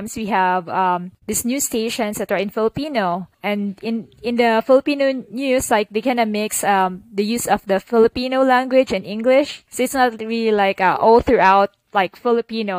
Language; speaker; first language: English; non-native, local second language; Cebuano